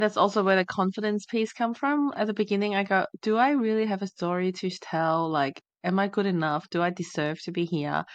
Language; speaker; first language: English; non-native, fluent; Chinese